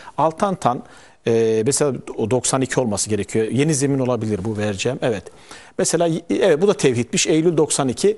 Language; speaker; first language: Turkish; native; Turkish